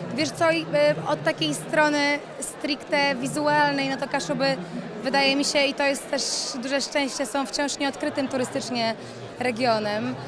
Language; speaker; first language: Polish; native; Polish